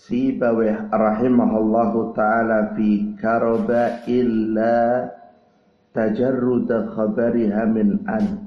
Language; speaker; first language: Arabic; non-native, fluent; Indonesian